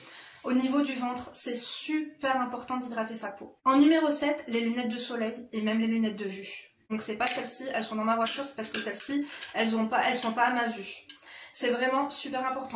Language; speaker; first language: French; native; French